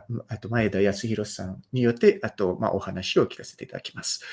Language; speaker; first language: Japanese; non-native, fluent; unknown